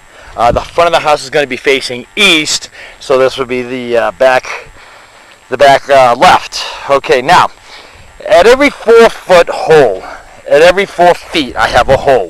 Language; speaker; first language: English; native; English